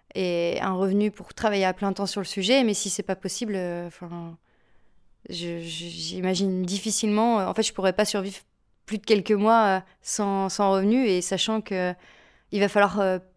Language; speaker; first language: French; native; French